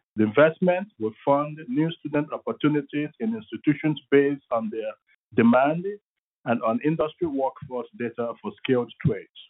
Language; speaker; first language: English; non-native, local second language; Igbo